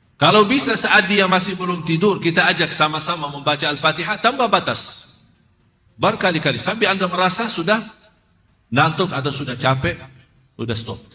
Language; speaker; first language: Indonesian; non-native, fluent; Arabic